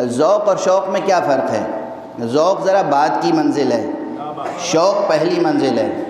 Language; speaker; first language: Urdu; native; Urdu